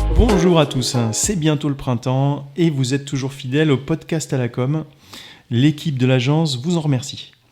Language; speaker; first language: French; native; French